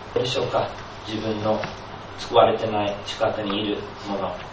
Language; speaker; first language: Japanese; non-native, fluent; English